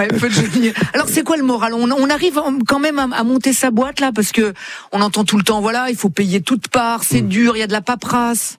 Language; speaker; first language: French; native; French